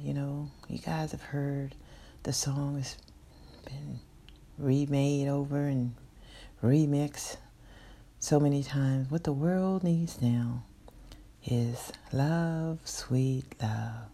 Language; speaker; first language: English; native; English